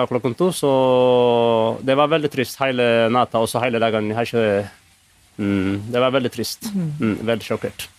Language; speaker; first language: Norwegian; non-native, fluent; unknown